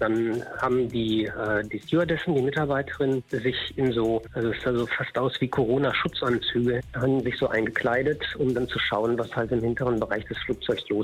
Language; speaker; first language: German; native; German